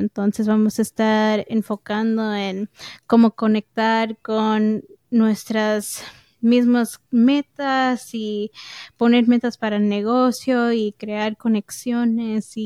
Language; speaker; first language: Spanish; early bilingual, heritage; English